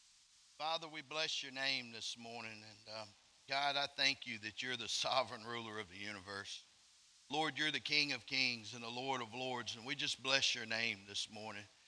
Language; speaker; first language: English; native; English